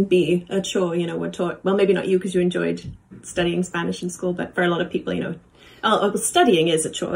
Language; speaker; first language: English; native; English